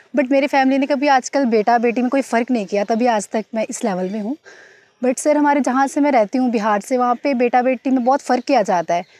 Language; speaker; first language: Hindi; native; Hindi